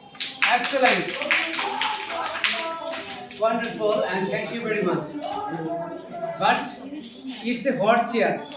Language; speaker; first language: English; non-native, learner; Bangla